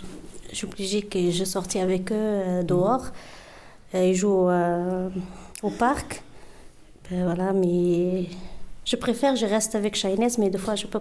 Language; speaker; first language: French; non-native, learner; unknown